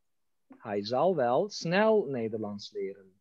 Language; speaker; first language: Dutch; non-native, fluent; Turkish